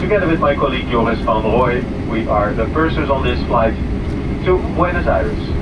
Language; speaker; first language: English; non-native, fluent; Dutch